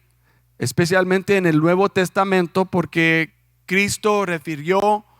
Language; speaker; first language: Spanish; non-native, fluent; English